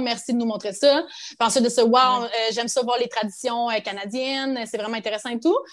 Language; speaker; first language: French; native; French